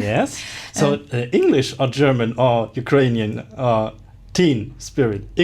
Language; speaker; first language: English; non-native, fluent; German